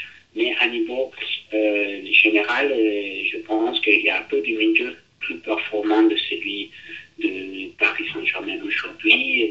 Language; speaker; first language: French; non-native, fluent; Italian